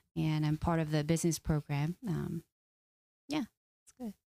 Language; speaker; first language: English; non-native, fluent; Korean